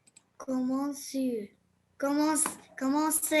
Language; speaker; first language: French; non-native, learner; Arabic